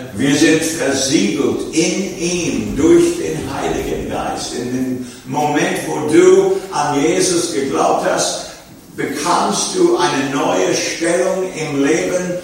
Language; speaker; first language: German; non-native, fluent; English